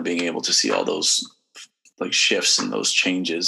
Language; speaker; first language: English; native; English